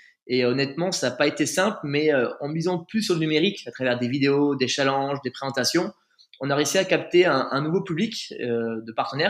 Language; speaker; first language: French; native; French